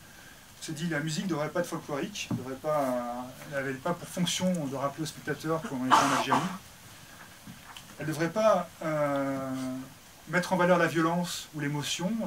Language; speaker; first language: French; native; French